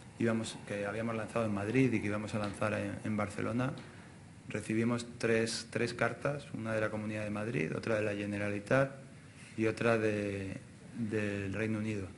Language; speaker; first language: Spanish; native; Spanish